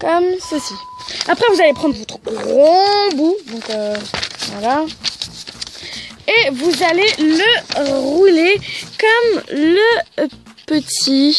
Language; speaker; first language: French; native; French